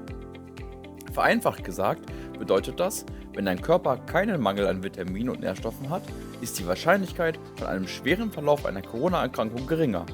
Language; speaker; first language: German; native; German